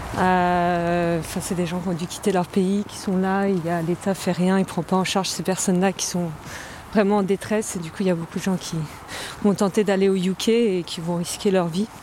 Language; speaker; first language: French; native; French